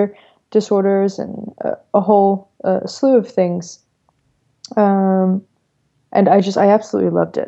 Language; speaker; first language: English; native; English